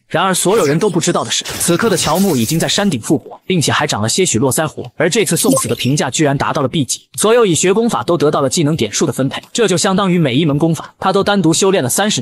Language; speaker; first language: Chinese; native; Chinese